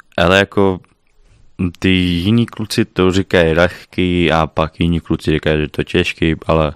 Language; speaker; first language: Czech; early bilingual, heritage; Czech